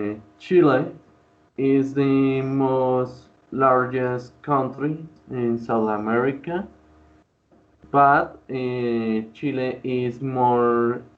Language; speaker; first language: English; non-native, learner; Spanish